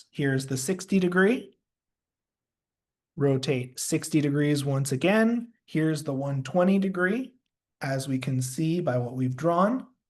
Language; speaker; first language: English; native; English